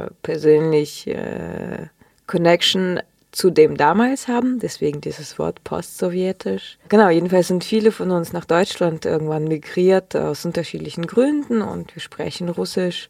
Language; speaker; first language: German; early bilingual, other home language; Russian